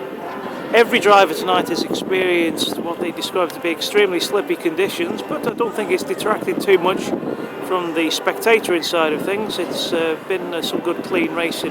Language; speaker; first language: English; native; English